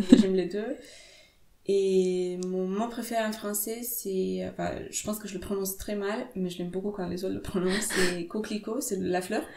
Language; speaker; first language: French; non-native, fluent; Romanian